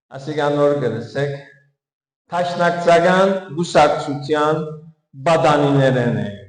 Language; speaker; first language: Armenian; early bilingual, heritage; Armenian